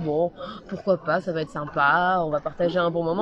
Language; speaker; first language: French; native; French